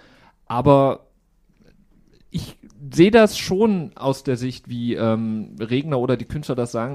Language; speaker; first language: German; native; German